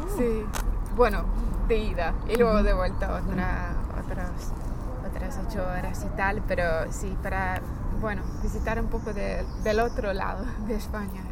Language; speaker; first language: Spanish; non-native, fluent; English